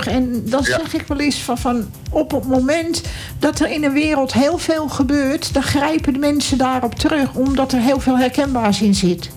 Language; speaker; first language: Dutch; native; Dutch